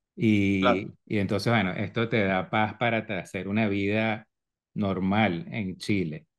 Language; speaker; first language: Spanish; native; Spanish